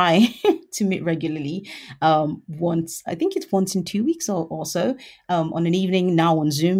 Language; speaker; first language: English; non-native, local second language; Yoruba